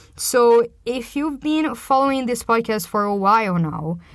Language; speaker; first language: English; non-native, fluent; Portuguese